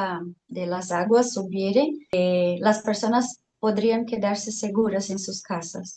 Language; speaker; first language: Spanish; non-native, fluent; Portuguese